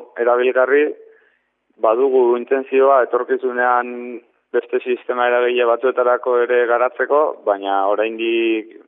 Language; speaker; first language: Basque; native; Basque